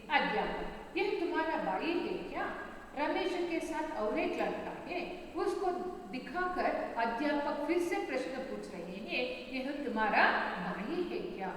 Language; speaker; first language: Hindi; non-native, local second language; Kannada